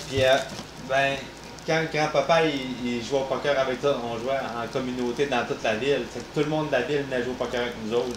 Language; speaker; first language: French; native; French